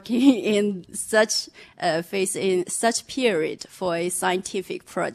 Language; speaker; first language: English; non-native, fluent; Chinese